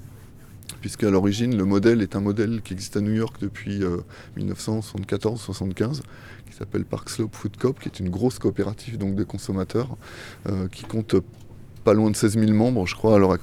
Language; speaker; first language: French; native; French